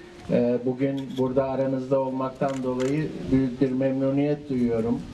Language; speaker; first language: Turkish; native; Turkish